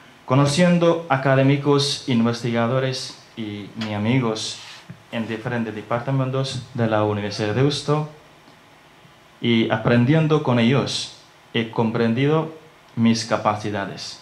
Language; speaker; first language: Spanish; non-native, learner; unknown